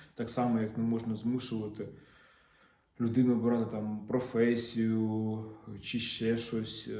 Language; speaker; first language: Ukrainian; non-native, local second language; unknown